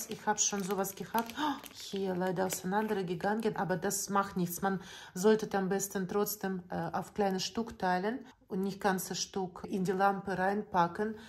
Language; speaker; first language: German; non-native, learner; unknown